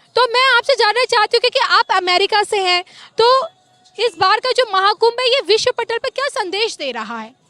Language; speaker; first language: Hindi; native; Hindi